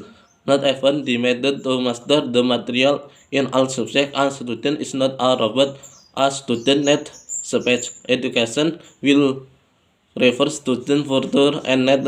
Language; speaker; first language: English; non-native, learner; Indonesian